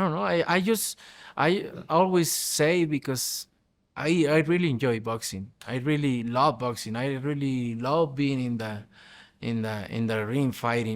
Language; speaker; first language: English; non-native, fluent; Spanish